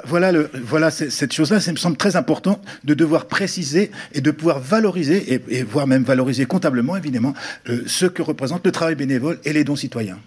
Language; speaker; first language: French; native; French